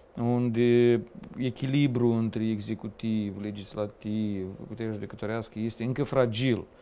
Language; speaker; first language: Romanian; native; Romanian